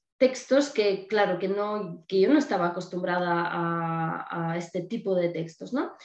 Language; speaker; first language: Spanish; non-native, fluent; Polish